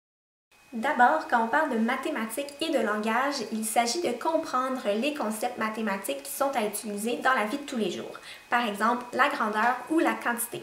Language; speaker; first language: French; native; French